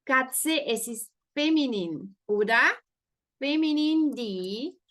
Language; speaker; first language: German; non-native, fluent; Spanish